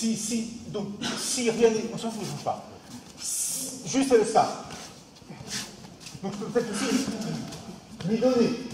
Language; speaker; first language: French; native; French